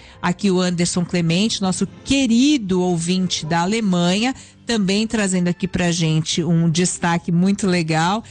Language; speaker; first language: Portuguese; native; Portuguese